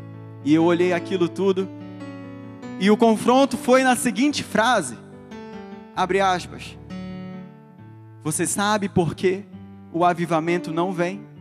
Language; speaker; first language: Portuguese; native; Portuguese